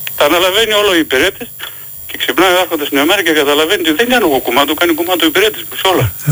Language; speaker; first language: Greek; native; Greek